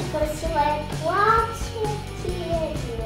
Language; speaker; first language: Russian; early bilingual, heritage; Russian